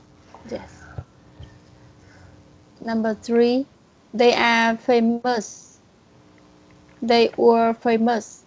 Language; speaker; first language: English; non-native, learner; Vietnamese